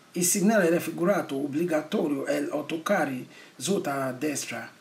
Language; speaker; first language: Italian; non-native, learner; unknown